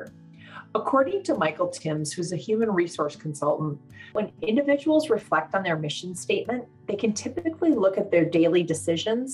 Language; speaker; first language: English; native; English